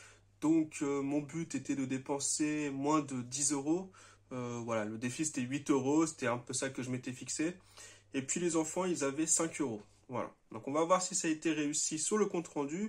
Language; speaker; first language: French; native; French